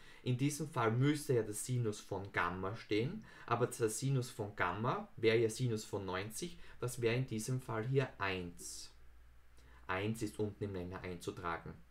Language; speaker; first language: German; native; German